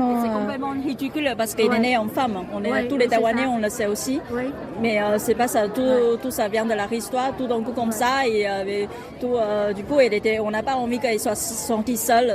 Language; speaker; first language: French; non-native, fluent; Chinese